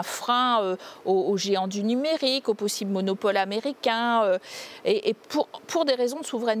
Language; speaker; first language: French; native; French